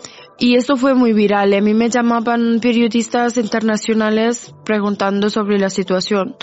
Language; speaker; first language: Spanish; non-native, fluent; Persian